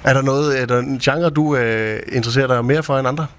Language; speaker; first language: Danish; native; Danish